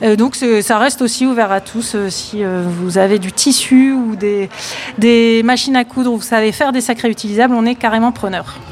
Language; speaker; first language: French; native; French